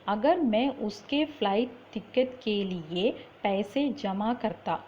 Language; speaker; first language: Hindi; non-native, local second language; Tamil